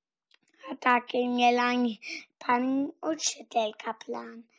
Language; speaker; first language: Czech; early bilingual, heritage; Czech